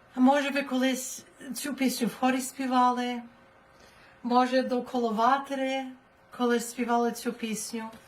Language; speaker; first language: Ukrainian; early bilingual, heritage; Ukrainian